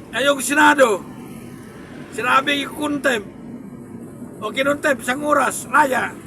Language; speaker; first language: Filipino; non-native, local second language; Cebuano